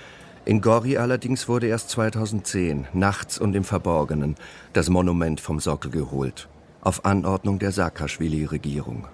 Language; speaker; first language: German; native; German